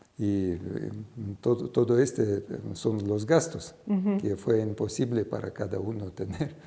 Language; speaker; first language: Spanish; non-native, fluent; Russian